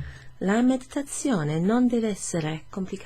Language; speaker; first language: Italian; non-native, fluent; English